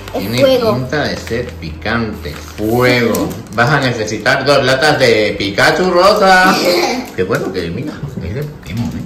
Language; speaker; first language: Spanish; native; Spanish